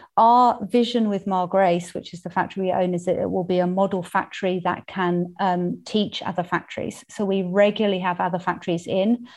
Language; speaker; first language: English; native; English